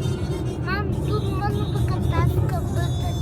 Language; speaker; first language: Russian; non-native, local second language; Yakut